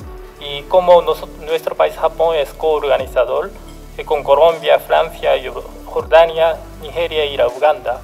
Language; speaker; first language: Spanish; non-native, fluent; Japanese